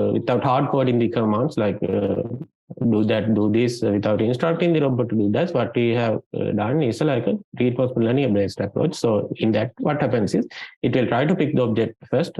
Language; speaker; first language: English; non-native, local second language; Sinhala